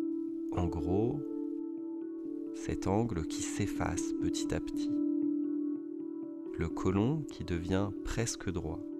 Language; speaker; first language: French; native; French